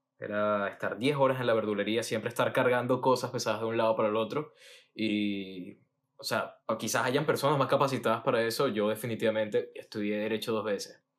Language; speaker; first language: Spanish; native; Spanish